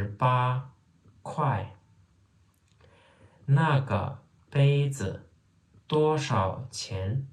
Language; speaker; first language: Chinese; non-native, fluent; Turkmen